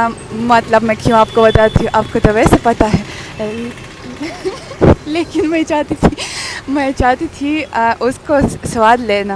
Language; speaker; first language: Hindi; non-native, learner; Russian